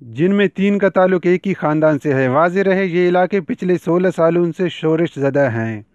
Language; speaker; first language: Urdu; non-native, local second language; Baluchi